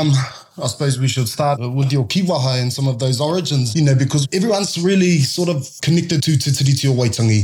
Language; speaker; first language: English; native; English